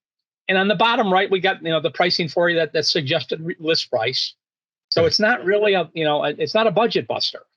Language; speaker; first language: English; native; English